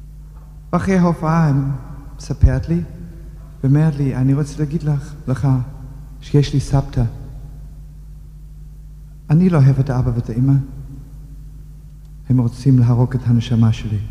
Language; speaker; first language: Hebrew; non-native, fluent; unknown